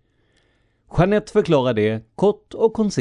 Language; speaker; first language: Swedish; native; Swedish